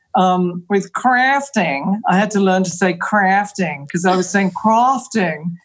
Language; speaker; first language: English; native; English